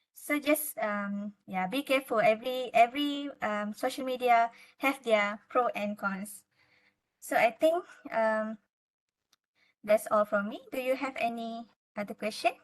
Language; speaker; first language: English; non-native, local second language; Malay